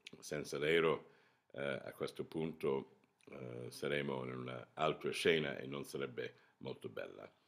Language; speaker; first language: Italian; non-native, fluent; English